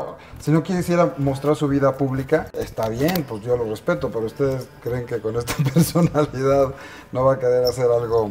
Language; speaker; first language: Spanish; native; Spanish